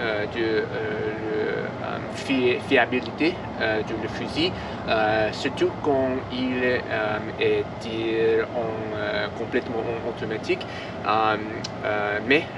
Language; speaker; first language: French; non-native, learner; English